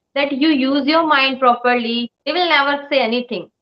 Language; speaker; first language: English; non-native, local second language; Hindi